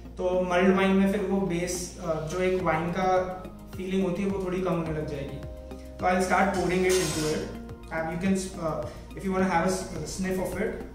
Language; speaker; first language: Hindi; native; Hindi